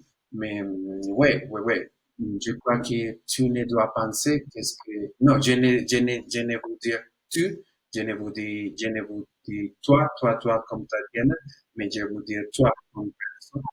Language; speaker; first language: French; non-native, learner; Spanish